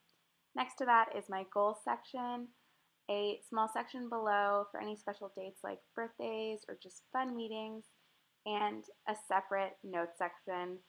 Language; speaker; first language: English; native; English